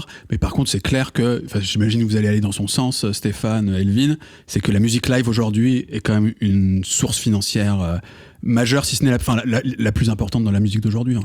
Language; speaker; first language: French; native; French